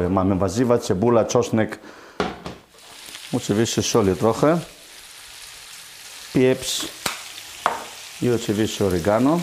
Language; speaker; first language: Polish; non-native, learner; Greek